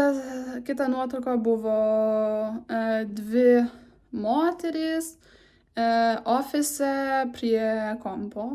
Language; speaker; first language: Lithuanian; non-native, learner; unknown